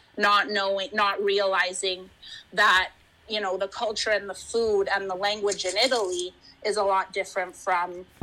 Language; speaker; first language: English; early bilingual, other home language; Italian